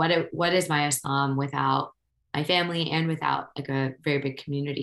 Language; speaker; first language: English; native; English